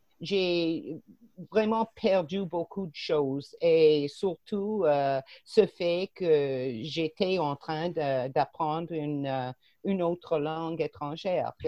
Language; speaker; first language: French; non-native, fluent; English